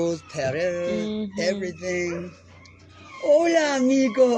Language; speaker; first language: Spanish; non-native, learner; English